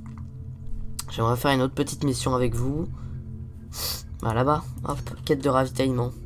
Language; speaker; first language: French; native; French